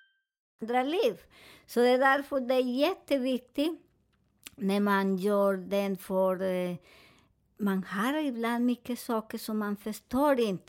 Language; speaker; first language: Swedish; non-native, fluent; Spanish